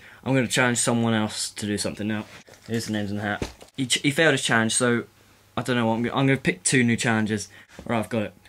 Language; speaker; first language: English; native; English